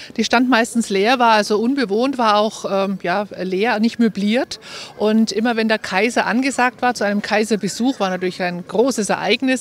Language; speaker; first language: German; native; German